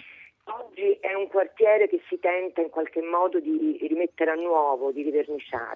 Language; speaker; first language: Italian; native; Italian